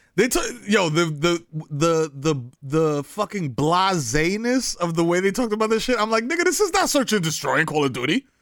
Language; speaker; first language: English; early bilingual, other home language; Spanish